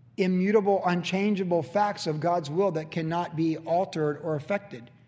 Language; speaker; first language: English; native; English